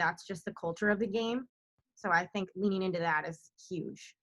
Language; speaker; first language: English; native; English